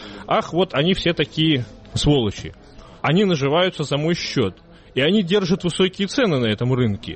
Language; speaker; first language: Russian; native; Russian